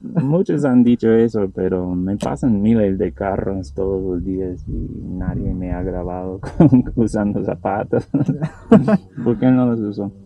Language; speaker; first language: Spanish; non-native, fluent; English